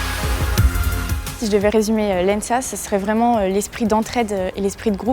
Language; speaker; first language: French; native; French